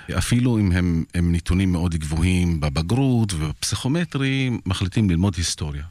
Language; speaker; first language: Hebrew; non-native, local second language; Arabic